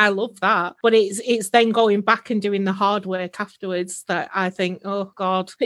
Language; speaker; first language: English; native; English